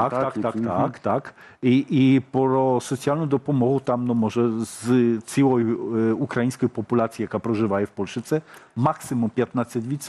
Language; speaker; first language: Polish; non-native, learner; Ukrainian